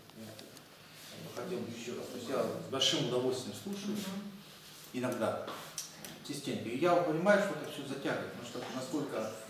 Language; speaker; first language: Russian; native; Russian